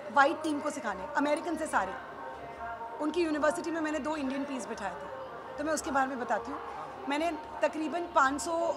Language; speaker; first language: Hindi; native; Hindi